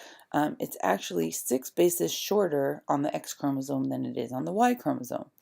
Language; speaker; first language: English; native; English